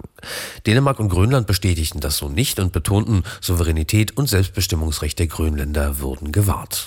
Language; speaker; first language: German; native; German